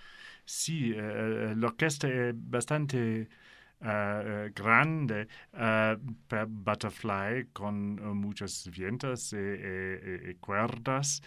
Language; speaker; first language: Spanish; non-native, learner; English